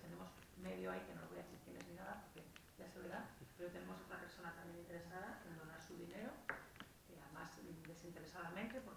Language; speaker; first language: Spanish; native; Spanish